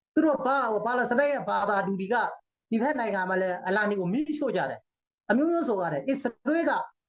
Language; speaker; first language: Burmese; non-native, local second language; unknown